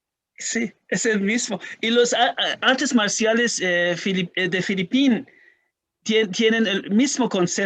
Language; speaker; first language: Spanish; non-native, learner; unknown